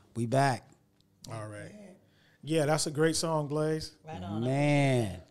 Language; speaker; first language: English; native; English